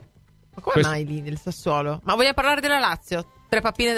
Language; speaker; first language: Italian; native; Italian